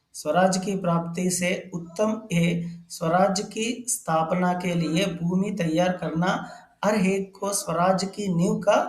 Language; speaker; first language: Hindi; non-native, local second language; Telugu